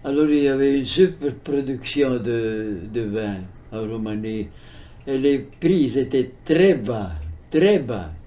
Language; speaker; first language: French; early bilingual, heritage; French